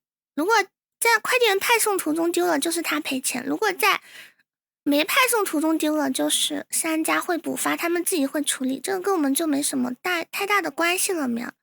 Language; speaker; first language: Chinese; native; Chinese